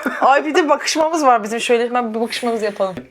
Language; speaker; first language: Turkish; native; Turkish